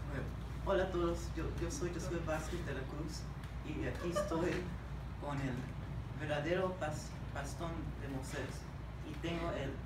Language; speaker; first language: Spanish; non-native, learner; English